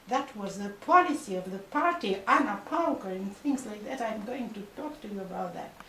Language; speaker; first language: English; non-native, fluent; Romanian